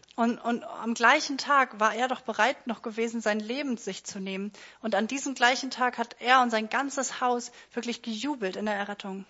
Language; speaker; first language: German; native; German